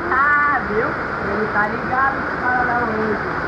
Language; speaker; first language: Portuguese; native; Portuguese